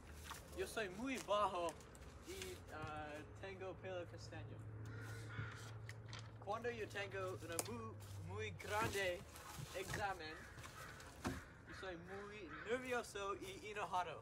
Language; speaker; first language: Spanish; non-native, learner; English